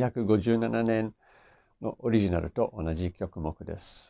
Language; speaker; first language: Japanese; non-native, fluent; English